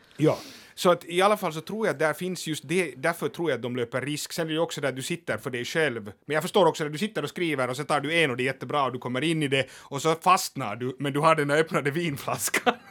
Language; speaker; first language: Swedish; native; Swedish